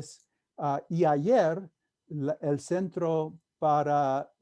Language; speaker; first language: Spanish; non-native, fluent; English